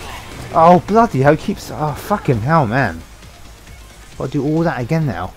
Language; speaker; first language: English; native; English